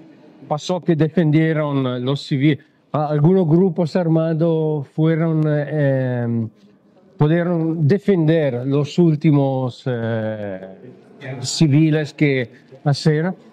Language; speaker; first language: Spanish; non-native, learner; Italian